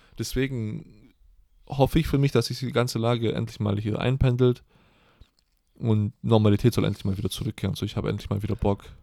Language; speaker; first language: German; native; German